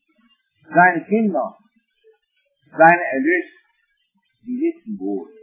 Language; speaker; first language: German; non-native, fluent; English